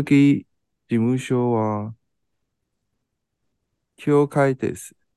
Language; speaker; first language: Japanese; non-native, learner; Chinese